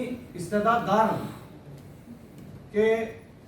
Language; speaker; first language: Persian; non-native, fluent; Urdu